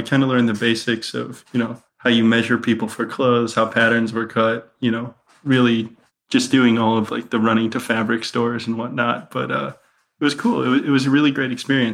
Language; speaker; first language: English; native; English